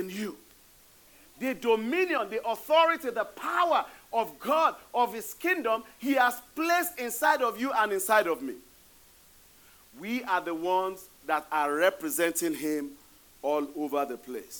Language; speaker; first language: English; non-native, local second language; Yoruba